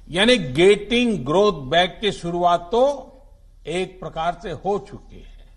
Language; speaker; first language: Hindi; non-native, local second language; Gujarati